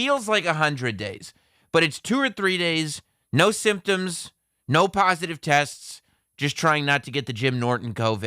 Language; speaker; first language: English; native; English